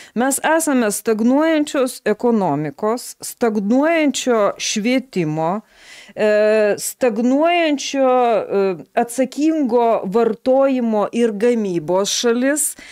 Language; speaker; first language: Lithuanian; native; Lithuanian